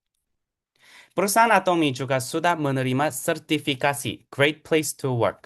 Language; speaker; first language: Indonesian; non-native, fluent; Korean